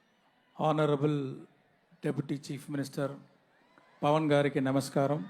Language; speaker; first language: Telugu; non-native, learner; Tamil